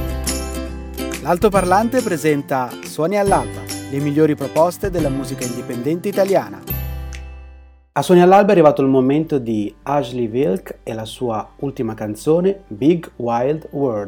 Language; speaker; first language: Italian; native; Italian